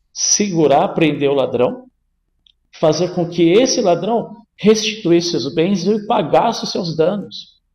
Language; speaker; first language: Portuguese; native; Portuguese